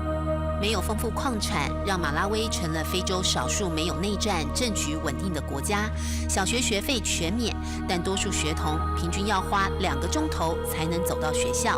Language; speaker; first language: Chinese; native; Chinese